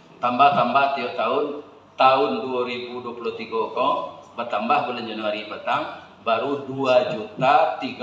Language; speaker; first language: Malay; non-native, local second language; Minangkabau